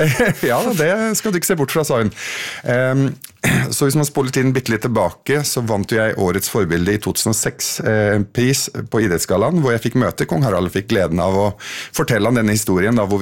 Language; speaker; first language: Norwegian; early bilingual, other home language; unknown